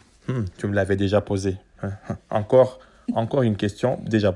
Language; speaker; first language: French; native; French